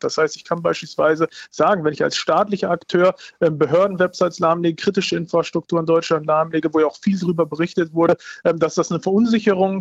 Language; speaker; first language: German; native; German